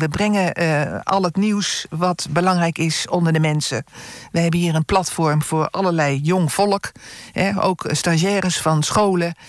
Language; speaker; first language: Dutch; native; Dutch